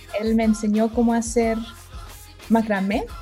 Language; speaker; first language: Spanish; early bilingual, heritage; Spanish